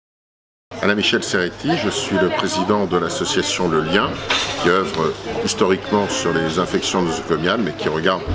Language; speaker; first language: French; native; French